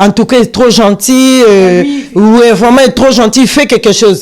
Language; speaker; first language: French; non-native, learner; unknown